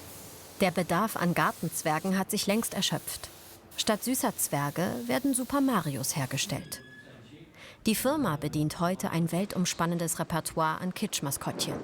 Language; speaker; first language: German; native; German